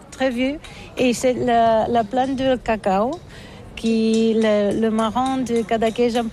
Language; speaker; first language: French; non-native, learner; Catalan